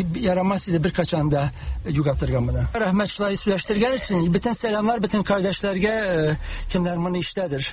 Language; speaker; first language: Tatar; early bilingual, heritage; Tatar